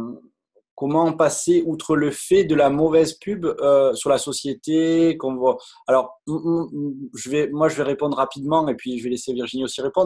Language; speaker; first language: French; native; French